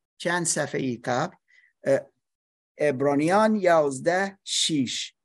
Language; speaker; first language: Persian; non-native, learner; English